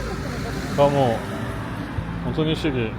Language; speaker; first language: Japanese; non-native, fluent; French